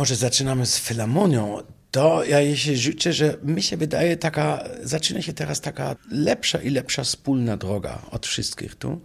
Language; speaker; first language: Polish; non-native, fluent; German